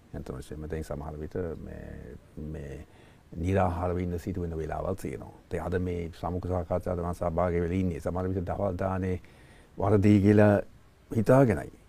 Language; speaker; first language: Sinhala; non-native, fluent; English